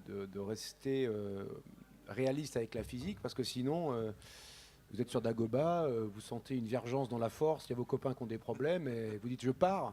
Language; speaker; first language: French; native; French